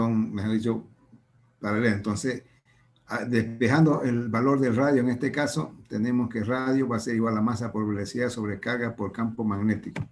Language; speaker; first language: Spanish; native; Spanish